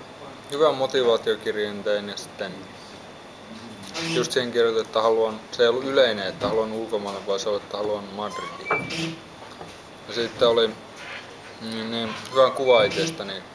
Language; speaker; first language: Finnish; native; Finnish